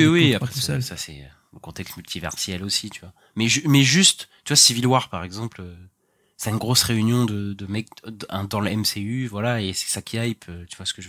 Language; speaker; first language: French; native; French